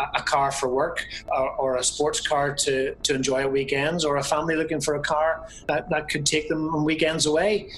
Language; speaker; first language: English; native; English